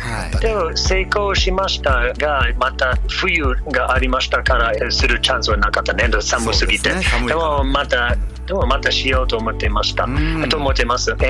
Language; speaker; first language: Japanese; non-native, learner; English